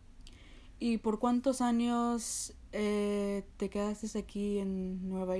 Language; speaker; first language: Spanish; early bilingual, heritage; Spanish